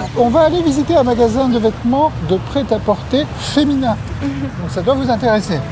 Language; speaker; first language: French; native; French